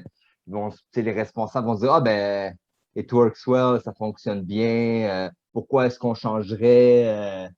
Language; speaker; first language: French; native; French